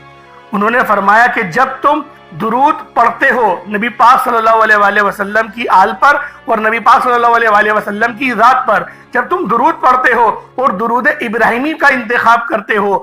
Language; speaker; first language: Urdu; native; Urdu